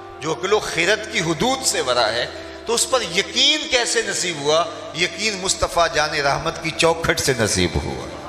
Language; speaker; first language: Urdu; non-native, local second language; Punjabi